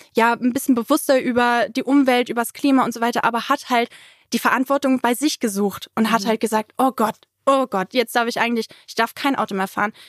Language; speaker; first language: German; native; German